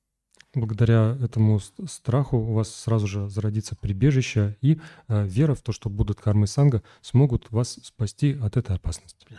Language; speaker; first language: Russian; native; Russian